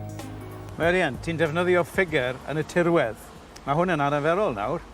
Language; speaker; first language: Welsh; native; Welsh